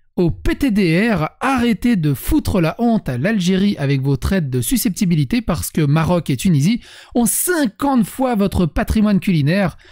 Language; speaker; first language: French; native; French